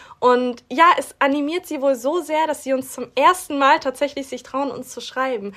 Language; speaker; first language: German; early bilingual, other home language; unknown